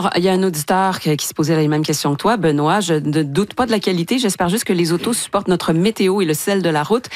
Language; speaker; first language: French; native; French